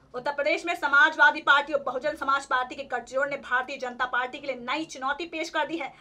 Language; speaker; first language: Hindi; native; Hindi